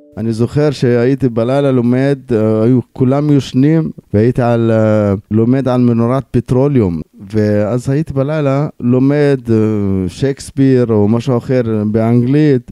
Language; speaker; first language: Hebrew; non-native, local second language; Arabic